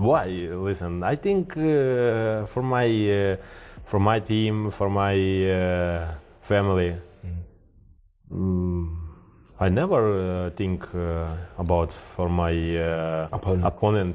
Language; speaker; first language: English; non-native, learner; Ukrainian